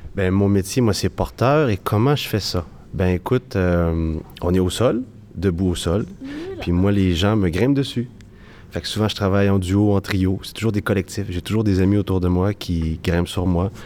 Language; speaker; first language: French; native; French